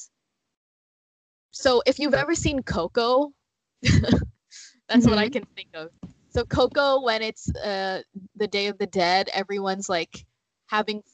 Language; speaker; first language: English; native; English